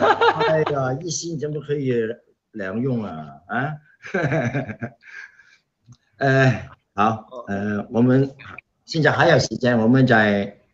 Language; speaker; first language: Chinese; non-native, local second language; Cantonese